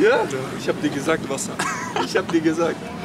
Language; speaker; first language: German; native; German